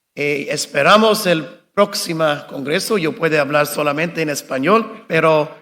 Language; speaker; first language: Spanish; non-native, learner; English